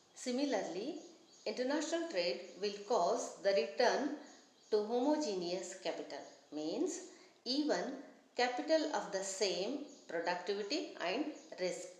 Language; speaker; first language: English; non-native, local second language; Kannada